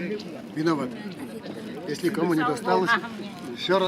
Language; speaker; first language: Russian; non-native, local second language; Chuvash